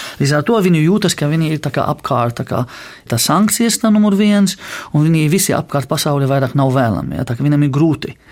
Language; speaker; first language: Latvian; non-native, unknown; Arabic